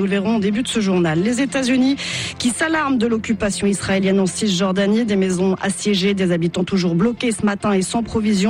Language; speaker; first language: French; native; French